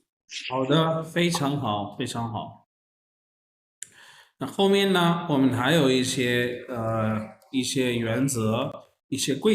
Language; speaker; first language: Chinese; non-native, fluent; Urdu